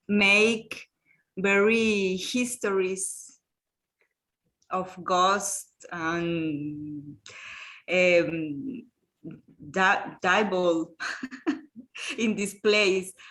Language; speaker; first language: English; non-native, learner; Spanish